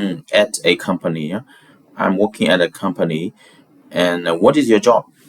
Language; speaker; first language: English; non-native, fluent; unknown